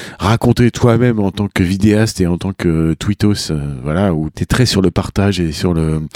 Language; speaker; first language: French; native; French